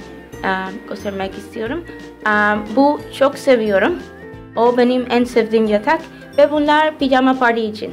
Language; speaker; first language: Turkish; early bilingual, heritage; Turkish